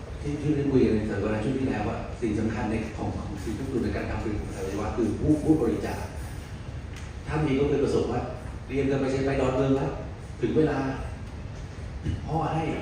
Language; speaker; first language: Thai; native; Thai